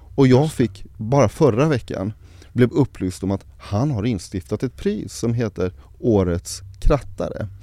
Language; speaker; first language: Swedish; early bilingual, other home language; Arabic